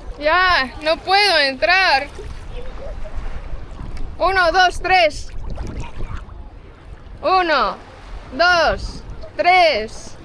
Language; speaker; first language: Spanish; non-native, fluent; Estonian